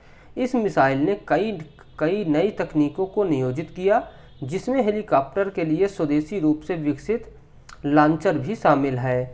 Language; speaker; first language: Hindi; native; Hindi